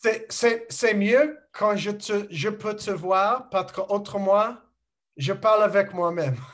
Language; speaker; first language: French; non-native, learner; English